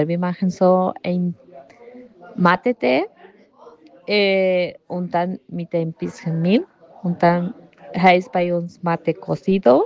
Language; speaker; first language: German; non-native, learner; Spanish